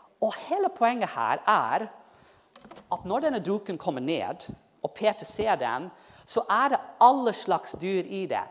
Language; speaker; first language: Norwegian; non-native, fluent; English